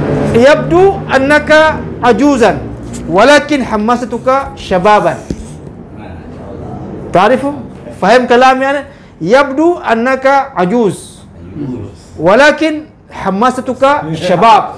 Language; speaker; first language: Arabic; non-native, fluent; Indonesian